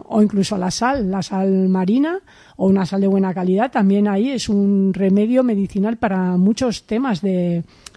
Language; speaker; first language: Spanish; native; Spanish